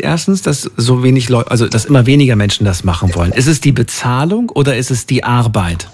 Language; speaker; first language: German; native; German